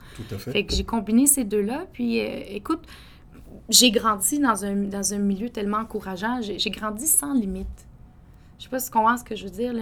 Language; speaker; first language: French; native; French